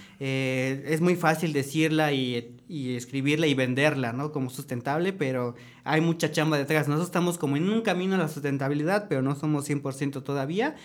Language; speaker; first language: Spanish; native; Spanish